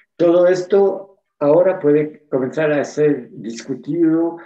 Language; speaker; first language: Spanish; non-native, fluent; French